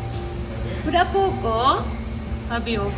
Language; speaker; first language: Italian; non-native, learner; Japanese